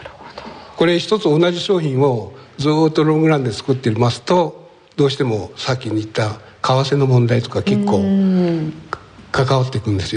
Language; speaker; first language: Japanese; native; Japanese